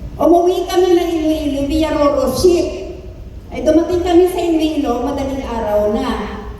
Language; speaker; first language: Filipino; non-native, local second language; Hiligaynon